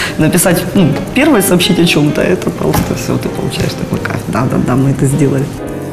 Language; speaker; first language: Russian; native; Russian